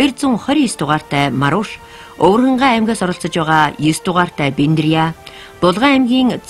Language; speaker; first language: Mongolian; native; Mongolian